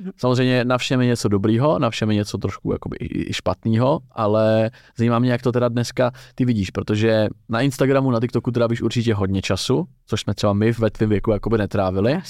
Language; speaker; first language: Czech; native; Czech